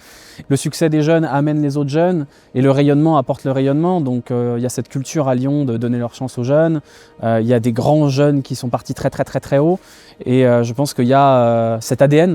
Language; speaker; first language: French; native; French